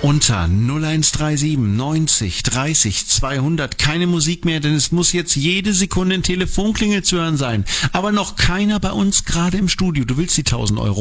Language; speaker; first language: German; native; German